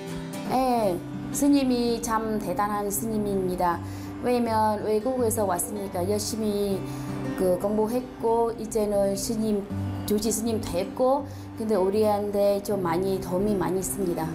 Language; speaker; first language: Korean; non-native, learner; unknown